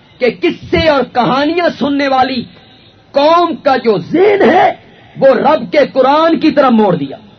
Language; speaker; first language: Urdu; non-native, local second language; Punjabi